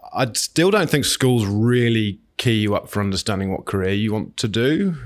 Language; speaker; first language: English; native; English